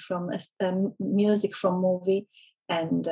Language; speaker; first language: English; non-native, fluent; Italian